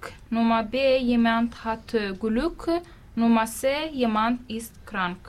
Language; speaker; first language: German; non-native, learner; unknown